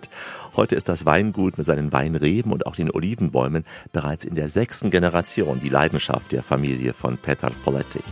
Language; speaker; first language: German; native; German